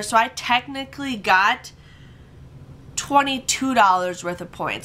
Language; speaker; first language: English; native; English